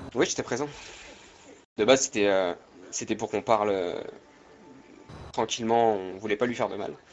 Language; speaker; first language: French; native; French